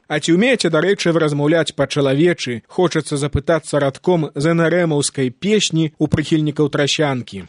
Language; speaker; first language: Belarusian; native; Belarusian